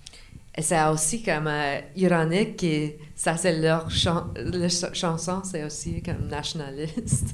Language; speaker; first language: French; non-native, local second language; English